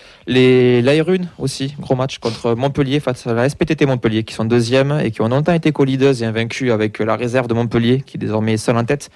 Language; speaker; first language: French; native; French